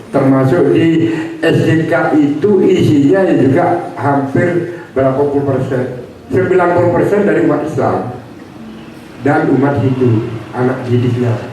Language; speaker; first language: Indonesian; non-native, local second language; Javanese